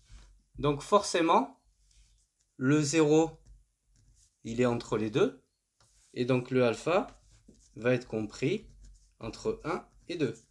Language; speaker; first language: French; native; French